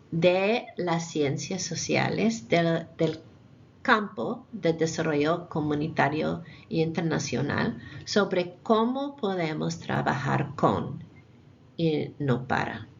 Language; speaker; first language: Spanish; non-native, fluent; English